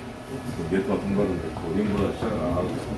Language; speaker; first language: Korean; native; Korean